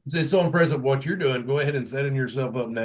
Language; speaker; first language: English; native; English